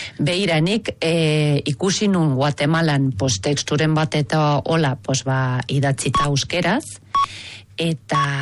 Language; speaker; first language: Basque; non-native, fluent; Swiss German